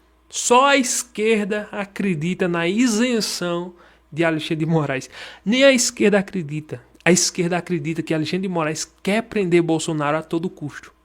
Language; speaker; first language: Portuguese; native; Portuguese